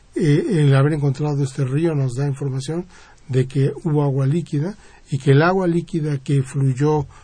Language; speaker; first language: Spanish; native; Spanish